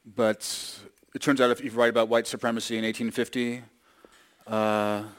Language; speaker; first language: English; native; English